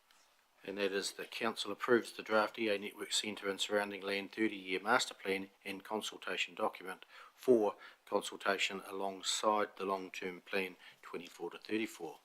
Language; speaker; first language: English; native; English